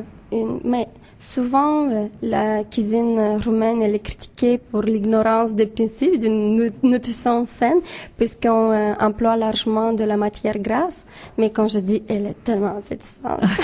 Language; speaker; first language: French; non-native, fluent; Romanian